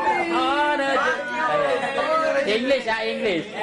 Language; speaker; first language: English; non-native, local second language; Filipino